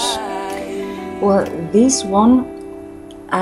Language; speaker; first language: English; non-native, fluent; Greek